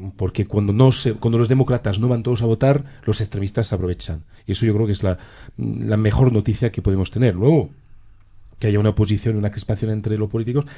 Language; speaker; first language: Spanish; non-native, fluent; French